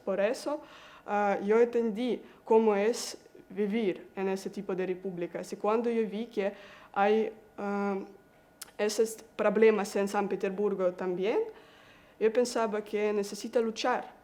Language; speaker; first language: Spanish; non-native, learner; Russian